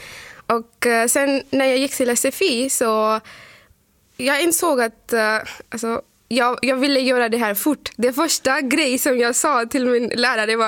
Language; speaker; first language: Swedish; non-native, fluent; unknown